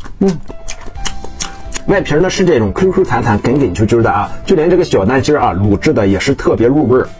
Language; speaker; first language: Chinese; native; Chinese